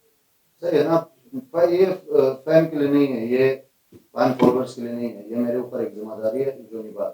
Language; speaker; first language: Hindi; non-native, fluent; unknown